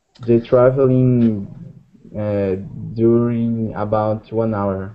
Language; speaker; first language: English; non-native, learner; Portuguese